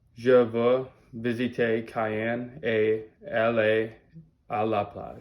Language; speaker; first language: French; non-native, learner; English